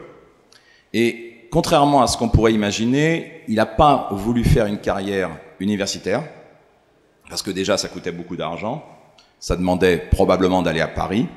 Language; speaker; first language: French; native; French